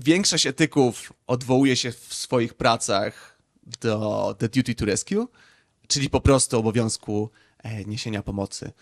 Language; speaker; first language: Polish; native; Polish